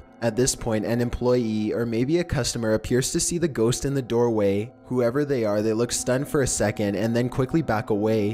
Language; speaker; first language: English; native; English